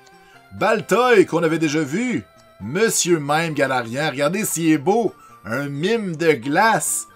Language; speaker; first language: French; native; French